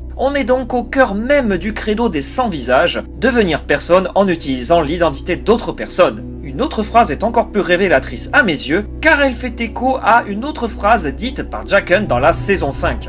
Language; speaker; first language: French; native; French